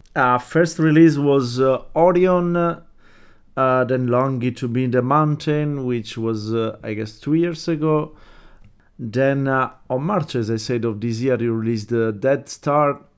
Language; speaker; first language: English; non-native, fluent; Italian